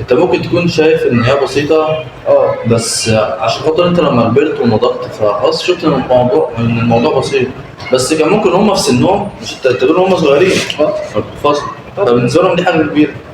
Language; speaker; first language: Arabic; native; Arabic